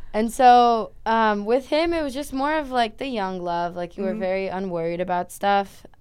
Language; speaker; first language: English; non-native, fluent; Portuguese